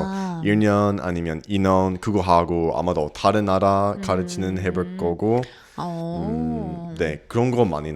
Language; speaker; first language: Korean; non-native, learner; English